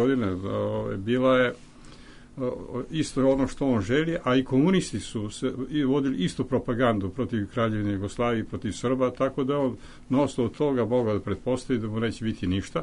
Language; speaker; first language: Serbian; native; Serbian